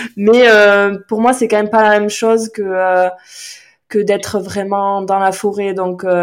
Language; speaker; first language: French; native; French